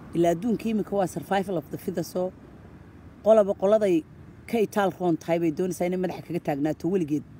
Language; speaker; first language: Somali; native; Somali